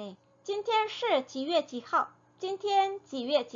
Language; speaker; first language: Chinese; non-native, fluent; Korean